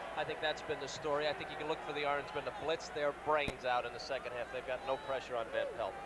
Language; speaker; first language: English; native; English